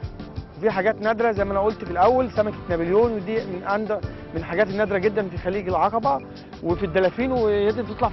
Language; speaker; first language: Arabic; native; Arabic